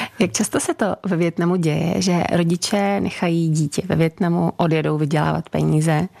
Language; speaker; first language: Czech; native; Czech